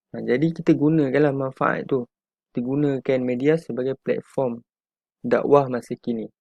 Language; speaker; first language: Malay; native; Malay